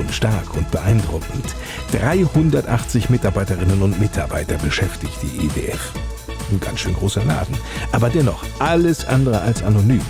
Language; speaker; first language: German; native; German